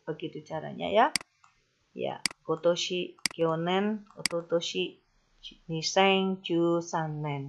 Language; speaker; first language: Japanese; non-native, fluent; Indonesian